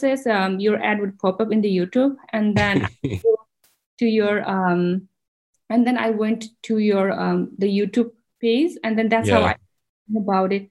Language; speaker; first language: English; non-native, local second language; Nepali